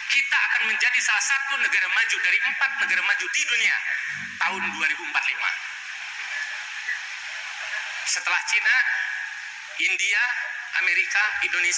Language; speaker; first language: Indonesian; non-native, local second language; Sundanese